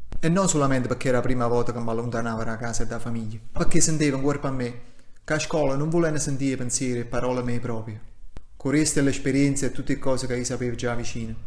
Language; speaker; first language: Italian; non-native, local second language; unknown